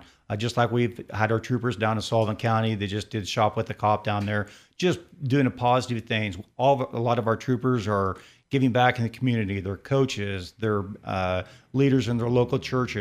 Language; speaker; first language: English; native; English